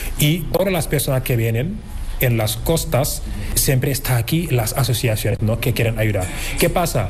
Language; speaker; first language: Spanish; non-native, fluent; Wolof